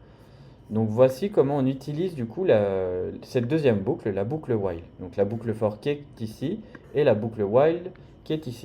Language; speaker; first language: French; native; French